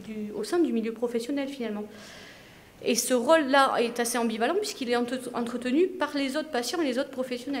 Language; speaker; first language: French; native; French